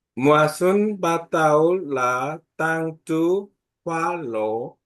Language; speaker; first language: Vietnamese; non-native, learner; Korean